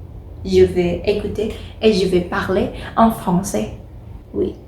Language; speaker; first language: French; non-native, learner; Indonesian